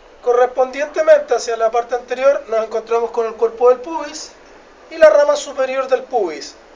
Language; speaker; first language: Spanish; native; Spanish